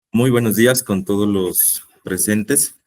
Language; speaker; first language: Spanish; native; Spanish